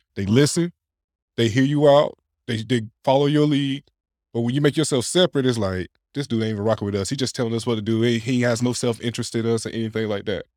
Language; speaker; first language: English; native; English